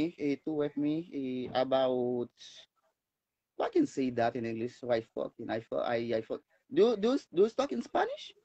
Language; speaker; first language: English; non-native, learner; Haitian Creole